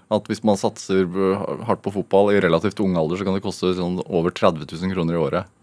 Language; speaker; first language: Norwegian; native; Norwegian